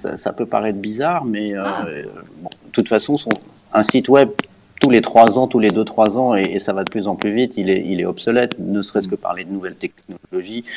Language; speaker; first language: French; native; French